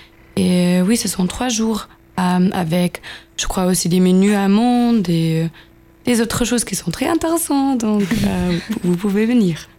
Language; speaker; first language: French; non-native, fluent; German